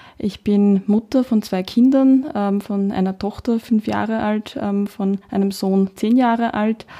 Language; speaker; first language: German; early bilingual, heritage; Czech